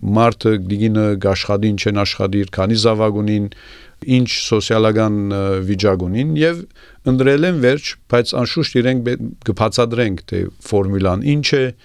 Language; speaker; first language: Armenian; early bilingual, heritage; Armenian